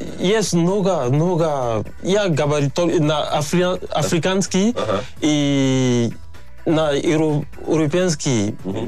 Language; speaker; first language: Russian; non-native, learner; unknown